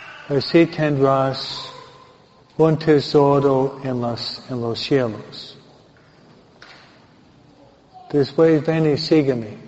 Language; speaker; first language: Spanish; non-native, fluent; English